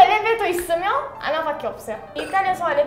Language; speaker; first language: Korean; non-native, learner; Italian